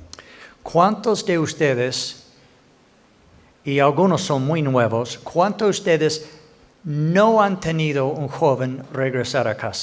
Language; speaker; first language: Spanish; non-native, fluent; English